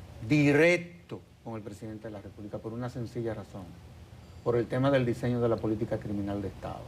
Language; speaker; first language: Spanish; native; Spanish